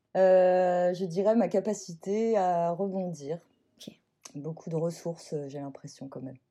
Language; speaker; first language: French; native; French